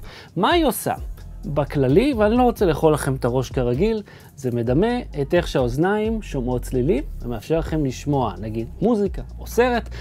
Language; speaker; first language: Hebrew; native; Hebrew